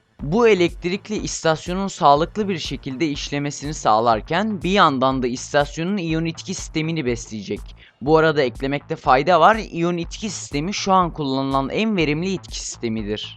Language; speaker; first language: Turkish; native; Turkish